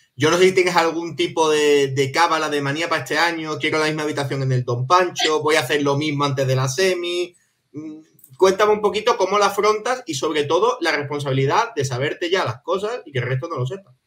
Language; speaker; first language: Spanish; native; Spanish